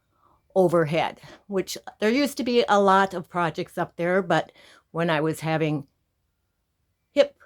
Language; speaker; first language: English; native; English